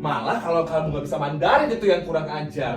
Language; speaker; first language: Indonesian; native; Indonesian